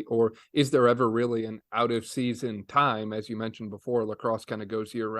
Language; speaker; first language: English; native; English